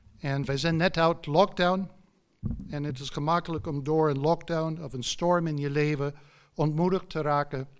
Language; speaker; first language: Dutch; non-native, fluent; English